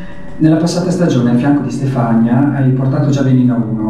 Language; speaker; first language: Italian; native; Italian